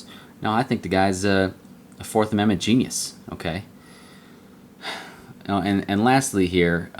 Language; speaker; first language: English; native; English